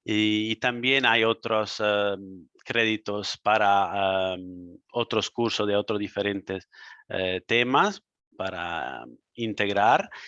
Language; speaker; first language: Spanish; non-native, fluent; Italian